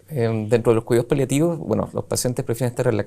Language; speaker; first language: Spanish; native; Spanish